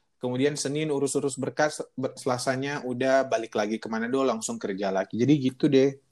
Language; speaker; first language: Indonesian; native; Indonesian